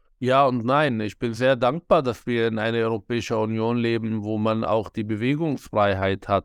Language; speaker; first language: German; non-native, fluent; Arabic